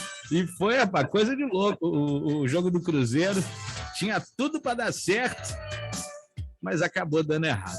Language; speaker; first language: Portuguese; native; Portuguese